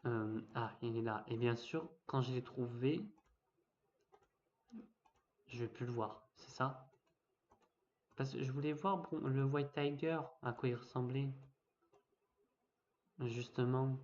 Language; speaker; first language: French; native; French